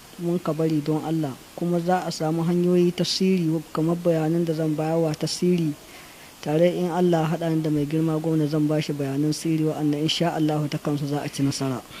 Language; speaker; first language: Hausa; non-native, local second language; Fula